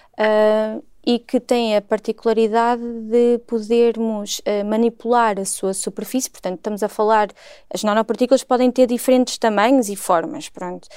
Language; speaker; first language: Portuguese; native; Portuguese